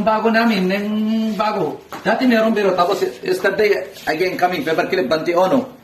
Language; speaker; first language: Filipino; non-native, learner; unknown